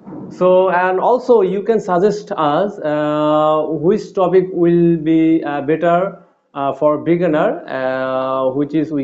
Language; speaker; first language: English; non-native, learner; Bangla